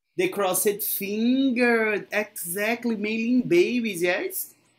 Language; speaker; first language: English; non-native, fluent; Portuguese